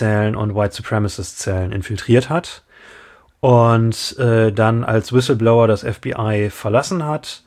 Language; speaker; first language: German; native; German